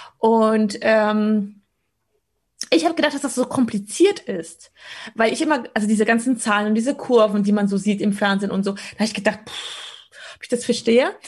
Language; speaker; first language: German; early bilingual, other home language; Polish